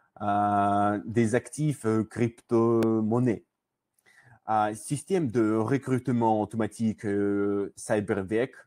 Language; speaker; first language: French; non-native, learner; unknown